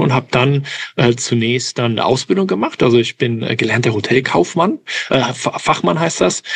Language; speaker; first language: German; early bilingual, other home language; English